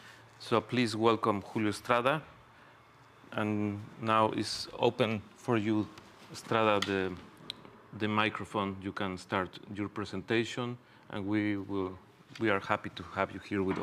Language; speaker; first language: English; non-native, fluent; Spanish